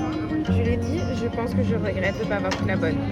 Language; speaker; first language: French; native; French